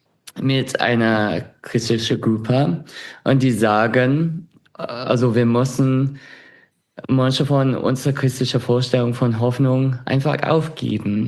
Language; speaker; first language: German; non-native, fluent; English